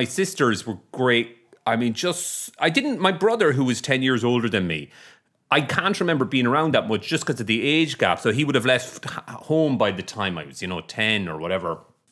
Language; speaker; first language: English; native; English